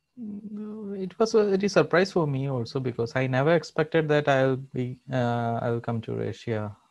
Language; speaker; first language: English; non-native, local second language; Malayalam